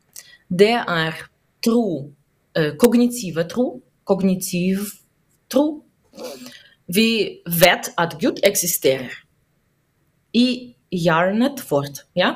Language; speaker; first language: Norwegian; non-native, learner; Russian